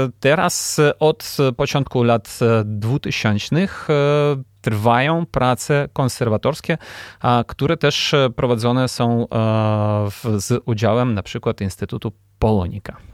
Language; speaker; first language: Polish; non-native, fluent; Ukrainian